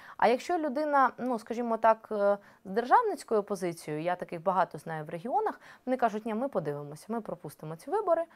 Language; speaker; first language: Ukrainian; native; Ukrainian